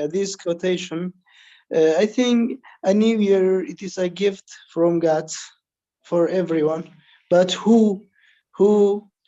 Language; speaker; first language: English; non-native, learner; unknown